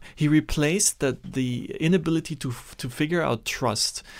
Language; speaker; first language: English; non-native, fluent; German